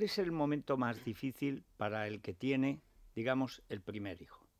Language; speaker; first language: Spanish; native; Spanish